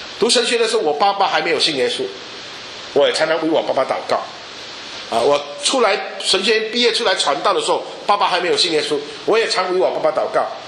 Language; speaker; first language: Chinese; native; Chinese